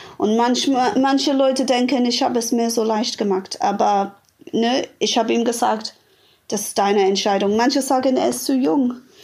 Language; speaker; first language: German; non-native, fluent; English